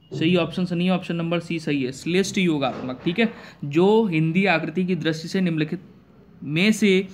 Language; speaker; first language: Hindi; native; Hindi